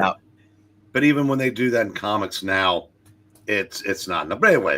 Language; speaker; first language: English; native; English